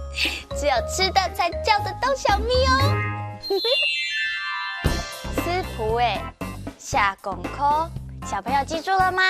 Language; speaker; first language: Chinese; native; Chinese